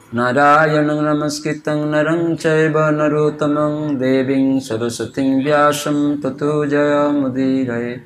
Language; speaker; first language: Bangla; non-native, fluent; Odia